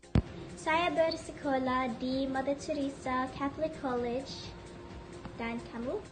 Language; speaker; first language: Indonesian; non-native, learner; English